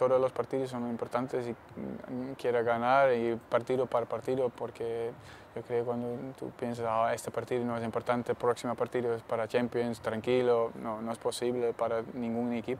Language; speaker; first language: Spanish; non-native, learner; Dutch